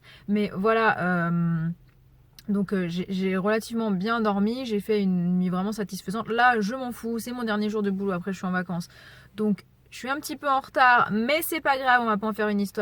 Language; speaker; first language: French; native; French